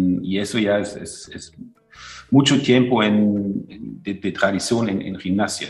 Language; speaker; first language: Spanish; non-native, fluent; German